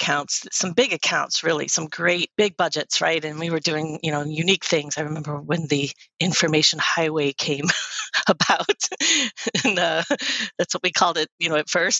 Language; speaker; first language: English; native; English